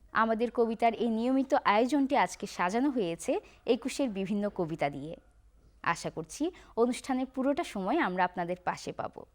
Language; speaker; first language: Bangla; native; Bangla